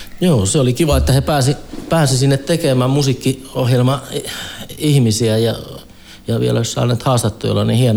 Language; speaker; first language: Finnish; native; Finnish